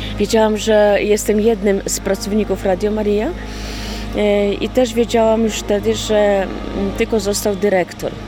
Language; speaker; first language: Polish; native; Polish